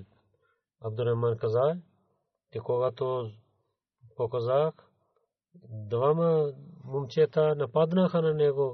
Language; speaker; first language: Bulgarian; non-native, learner; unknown